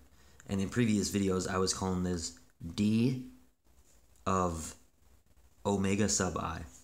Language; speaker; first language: English; native; English